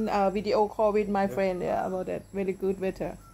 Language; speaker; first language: English; non-native, learner; Thai